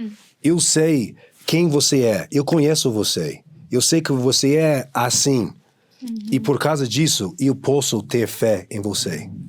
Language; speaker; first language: Portuguese; non-native, fluent; English